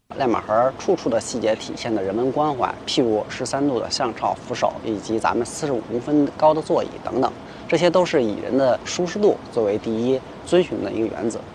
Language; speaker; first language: Chinese; native; Chinese